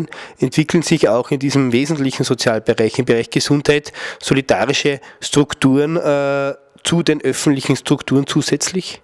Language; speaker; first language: German; native; German